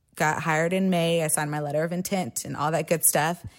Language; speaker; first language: English; native; English